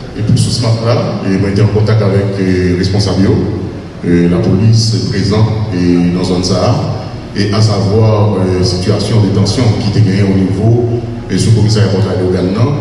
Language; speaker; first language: French; non-native, local second language; Haitian Creole